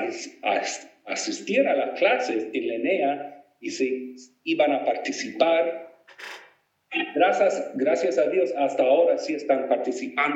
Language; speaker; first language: Spanish; non-native, fluent; English